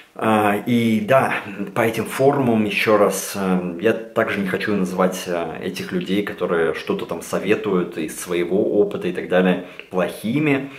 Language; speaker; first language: Russian; early bilingual, heritage; Russian